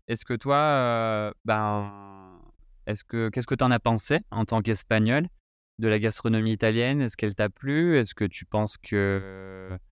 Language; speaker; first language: French; native; French